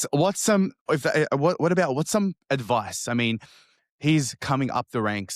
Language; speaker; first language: English; native; English